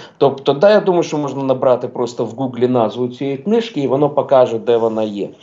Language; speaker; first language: Ukrainian; non-native, local second language; Russian